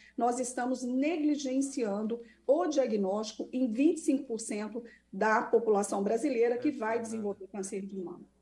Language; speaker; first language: Portuguese; native; Portuguese